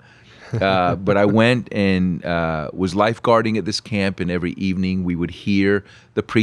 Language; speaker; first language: English; early bilingual, other home language; Spanish